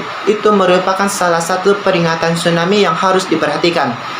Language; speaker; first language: Indonesian; native; Indonesian